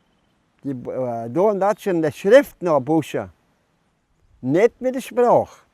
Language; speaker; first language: German; early bilingual, heritage; German